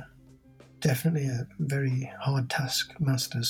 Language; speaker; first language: English; native; English